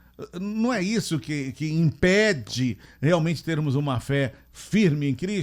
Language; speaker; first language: Portuguese; native; Portuguese